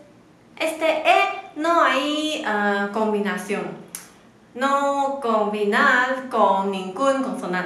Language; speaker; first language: Spanish; non-native, fluent; Chinese